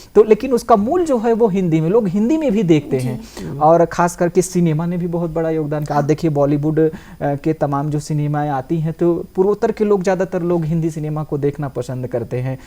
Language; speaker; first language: Hindi; native; Hindi